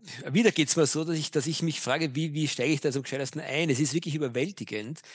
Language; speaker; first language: German; native; German